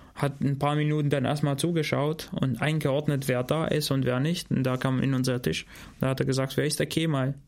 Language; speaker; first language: German; non-native, fluent; Albanian